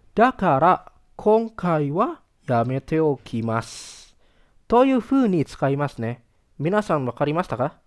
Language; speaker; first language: Japanese; non-native, fluent; Indonesian